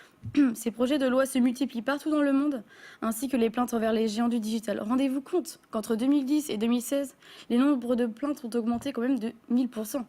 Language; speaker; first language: French; native; French